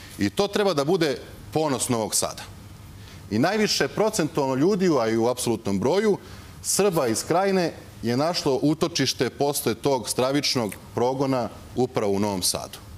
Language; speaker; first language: Serbian; native; Serbian